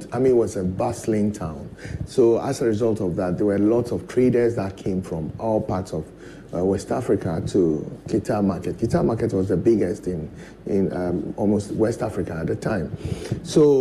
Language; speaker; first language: English; non-native, local second language; Ewe